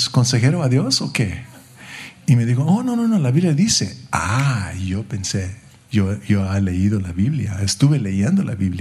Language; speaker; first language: Spanish; early bilingual, heritage; English